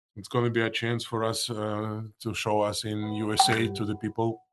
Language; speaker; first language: English; non-native, fluent; Russian